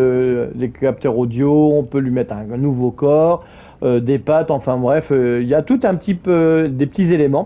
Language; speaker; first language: French; native; French